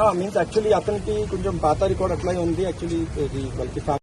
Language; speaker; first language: Telugu; non-native, local second language; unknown